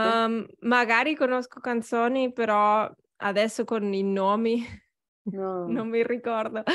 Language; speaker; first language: Italian; non-native, learner; Catalan